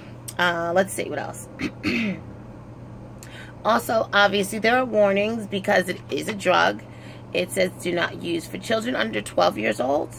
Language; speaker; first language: English; native; English